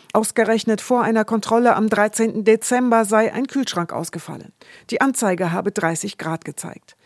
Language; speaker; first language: German; native; German